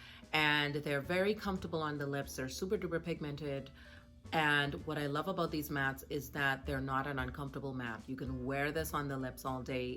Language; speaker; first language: English; native; English